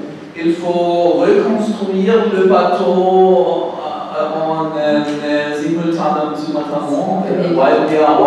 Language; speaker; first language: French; non-native, learner; German